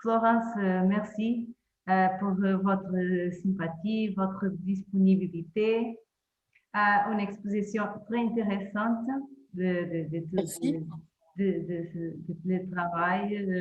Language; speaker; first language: French; non-native, learner; Portuguese